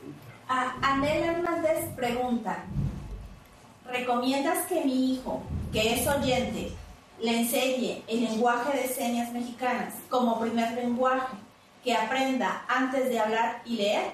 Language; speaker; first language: Spanish; native; Spanish